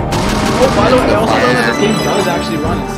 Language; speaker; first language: English; native; English